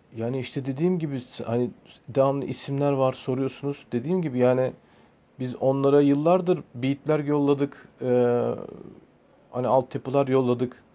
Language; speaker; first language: Turkish; early bilingual, heritage; Turkish